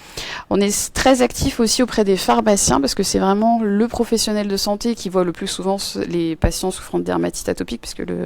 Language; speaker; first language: French; native; French